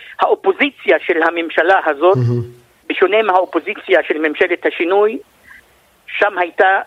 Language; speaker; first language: Hebrew; non-native, local second language; Arabic